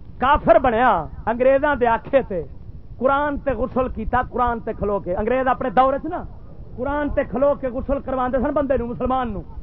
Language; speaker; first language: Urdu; native; Urdu